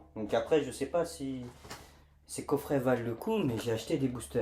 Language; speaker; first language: French; native; French